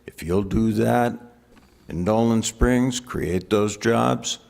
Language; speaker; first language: English; native; English